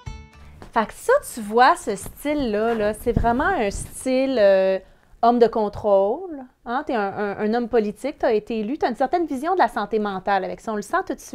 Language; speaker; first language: French; native; French